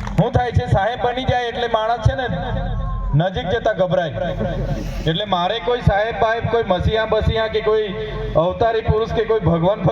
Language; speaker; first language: Gujarati; non-native, local second language; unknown